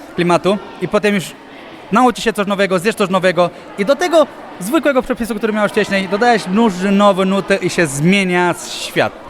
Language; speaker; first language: Polish; non-native, fluent; Romanian